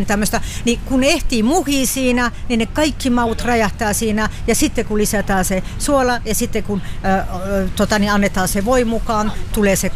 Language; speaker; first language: Finnish; non-native, fluent; French